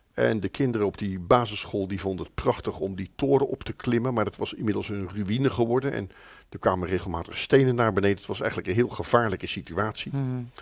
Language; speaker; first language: Dutch; native; Dutch